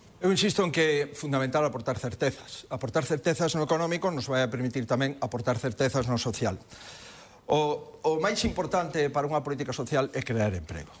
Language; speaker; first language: Galician; native; Galician